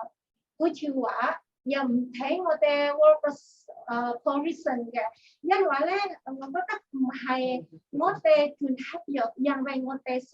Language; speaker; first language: Cantonese; non-native, learner; Indonesian